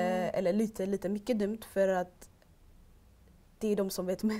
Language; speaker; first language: Swedish; early bilingual, other home language; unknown